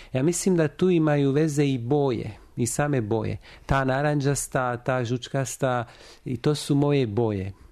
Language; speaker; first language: Serbian; non-native, fluent; Italian